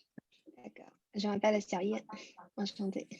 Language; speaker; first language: French; non-native, fluent; Chinese